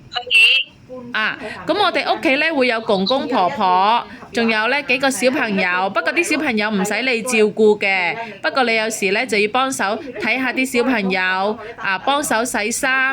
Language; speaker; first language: Cantonese; native; Cantonese